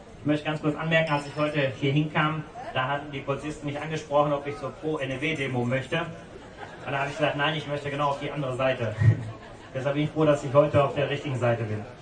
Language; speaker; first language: German; non-native, fluent; Bosnian